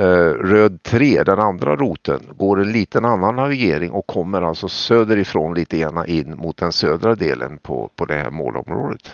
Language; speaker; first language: Swedish; native; Swedish